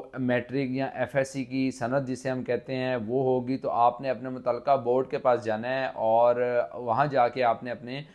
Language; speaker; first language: Urdu; non-native, local second language; Punjabi